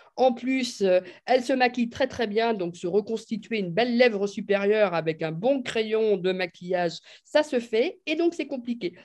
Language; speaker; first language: French; native; French